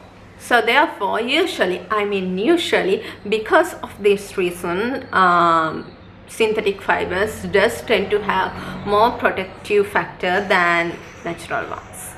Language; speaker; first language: English; non-native, local second language; Sinhala